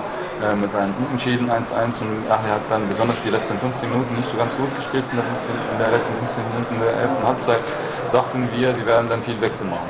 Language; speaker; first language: German; non-native, fluent; Arabic